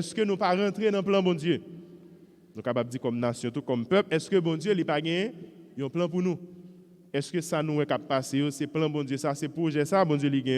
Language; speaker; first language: French; non-native, local second language; Haitian Creole